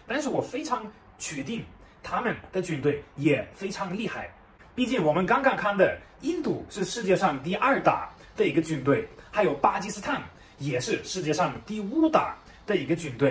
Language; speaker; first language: Chinese; non-native, fluent; German